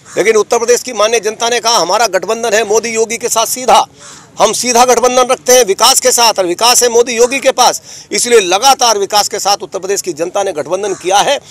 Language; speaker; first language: Hindi; native; Hindi